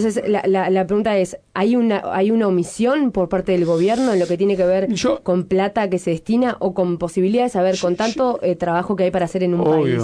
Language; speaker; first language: Spanish; native; Spanish